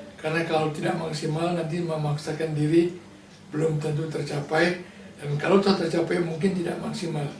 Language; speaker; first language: Indonesian; non-native, local second language; Balinese